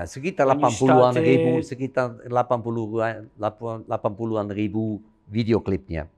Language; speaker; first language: Indonesian; non-native, fluent; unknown